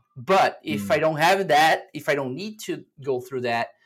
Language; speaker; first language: English; non-native, fluent; Portuguese